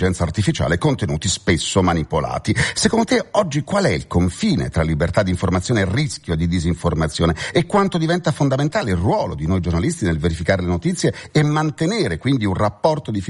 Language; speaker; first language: Italian; native; Italian